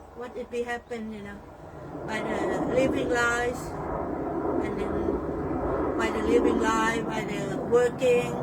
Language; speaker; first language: English; non-native, learner; Thai